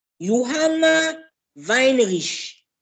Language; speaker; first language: German; non-native, learner; French